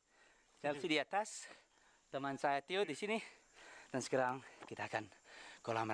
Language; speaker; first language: Indonesian; non-native, learner; English